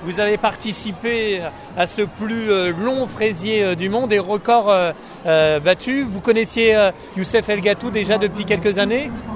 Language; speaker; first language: French; native; French